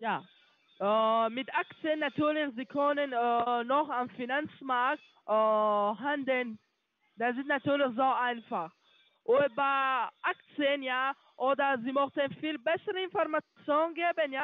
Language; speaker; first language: German; non-native, learner; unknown